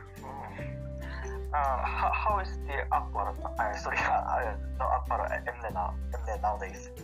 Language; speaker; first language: English; non-native, learner; Korean